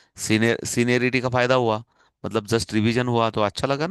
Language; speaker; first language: Hindi; non-native, local second language; Marathi